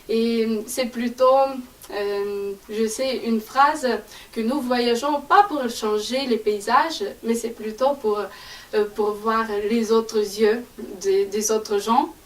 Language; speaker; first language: French; non-native, fluent; Ukrainian